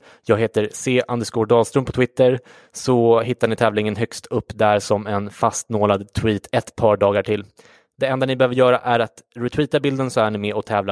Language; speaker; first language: Swedish; native; Swedish